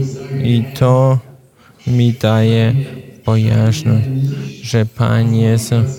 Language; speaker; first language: Polish; non-native, fluent; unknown